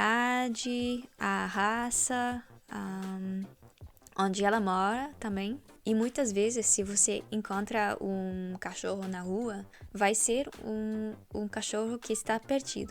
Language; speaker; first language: Portuguese; non-native, fluent; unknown